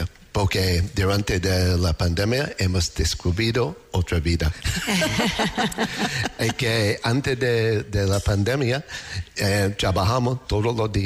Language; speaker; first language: Spanish; non-native, learner; English